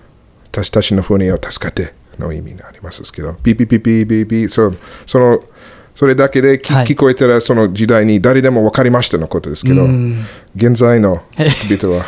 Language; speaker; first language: Japanese; non-native, learner; English